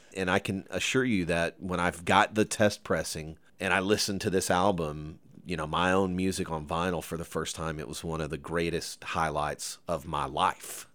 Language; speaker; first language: English; native; English